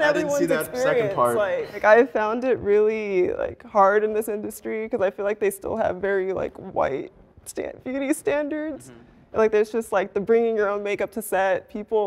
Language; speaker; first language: English; native; English